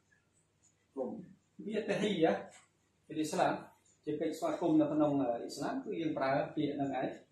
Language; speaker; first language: Arabic; non-native, fluent; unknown